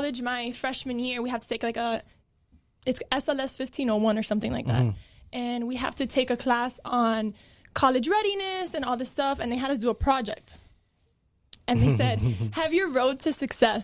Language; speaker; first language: English; native; English